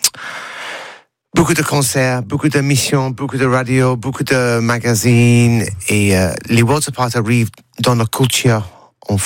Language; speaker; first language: French; non-native, learner; English